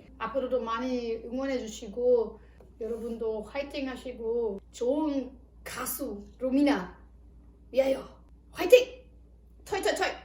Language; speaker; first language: Korean; non-native, fluent; German